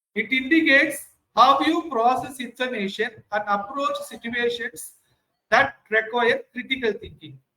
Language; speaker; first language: English; non-native, local second language; Tamil